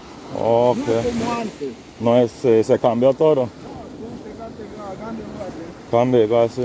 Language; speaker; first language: Spanish; non-native, learner; English